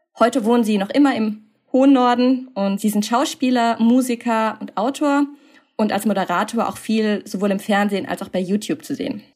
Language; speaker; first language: German; native; German